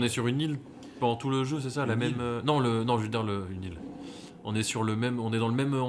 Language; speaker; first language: French; native; French